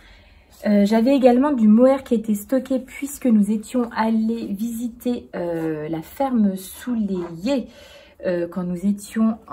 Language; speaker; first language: French; native; French